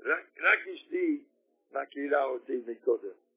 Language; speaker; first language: Hebrew; non-native, fluent; Yiddish